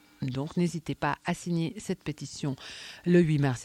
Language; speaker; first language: French; native; French